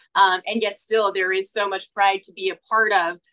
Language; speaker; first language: English; native; English